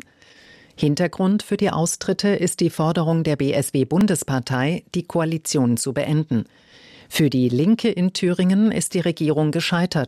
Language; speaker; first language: German; native; German